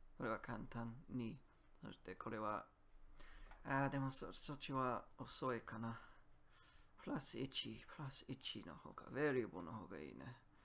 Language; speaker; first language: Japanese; non-native, learner; Polish